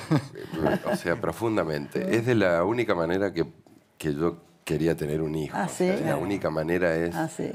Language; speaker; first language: Spanish; native; Spanish